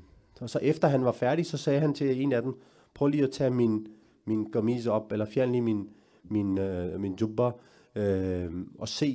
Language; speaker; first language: Danish; early bilingual, other home language; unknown